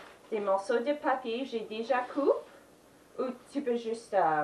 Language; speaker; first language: French; non-native, learner; English